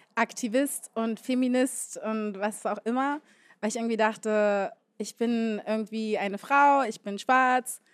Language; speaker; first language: German; native; German